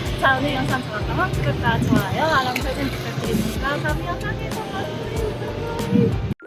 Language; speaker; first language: Korean; early bilingual, heritage; Japanese